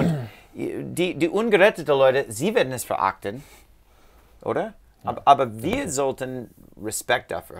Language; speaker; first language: German; non-native, learner; English